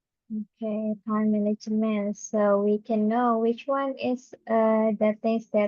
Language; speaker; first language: English; non-native, fluent; Indonesian